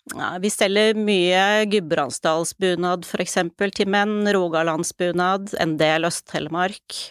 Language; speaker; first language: Norwegian; native; Norwegian